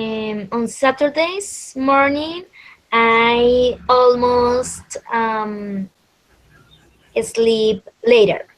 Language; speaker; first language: English; non-native, learner; Spanish